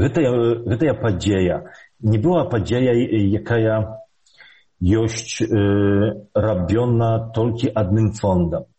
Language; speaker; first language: Belarusian; early bilingual, heritage; Polish